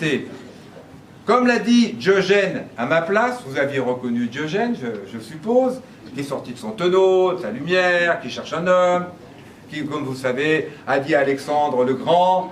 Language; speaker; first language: French; native; French